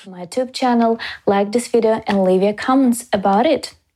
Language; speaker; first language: English; non-native, fluent; Ukrainian